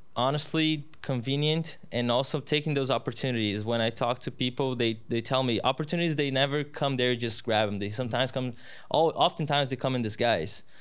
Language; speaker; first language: English; non-native, fluent; Portuguese